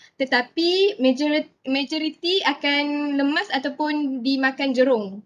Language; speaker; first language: Malay; native; Malay